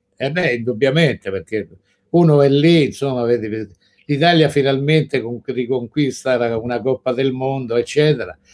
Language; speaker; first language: Italian; early bilingual, other home language; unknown